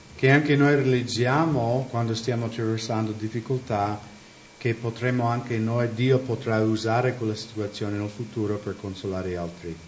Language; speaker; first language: Italian; non-native, fluent; English